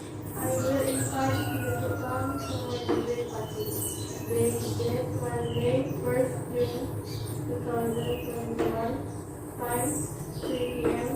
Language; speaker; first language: English; non-native, learner; Indonesian